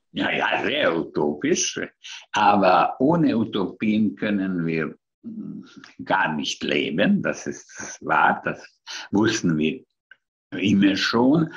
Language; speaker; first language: German; non-native, fluent; Hungarian